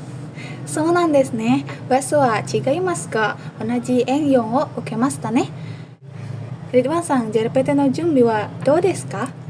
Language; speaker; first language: Japanese; non-native, learner; Indonesian